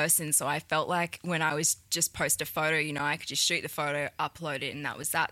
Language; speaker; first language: English; native; English